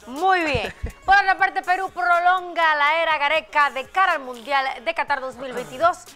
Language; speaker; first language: Spanish; native; Spanish